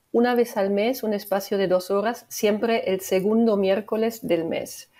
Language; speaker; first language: Spanish; non-native, fluent; German